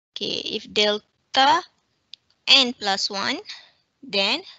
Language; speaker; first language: English; non-native, local second language; Malay